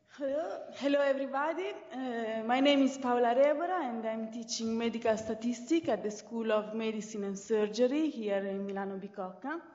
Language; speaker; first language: English; non-native, fluent; Italian